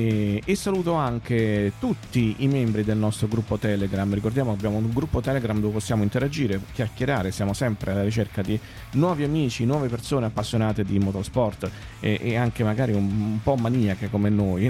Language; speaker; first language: Italian; native; Italian